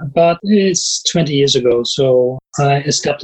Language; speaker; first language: English; non-native, fluent; German